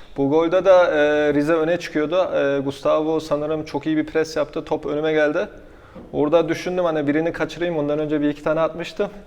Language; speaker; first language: Turkish; early bilingual, heritage; Turkish